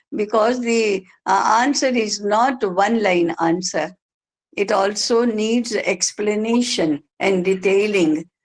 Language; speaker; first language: English; non-native, local second language; Hindi